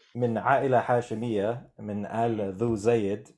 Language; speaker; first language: Arabic; non-native, fluent; English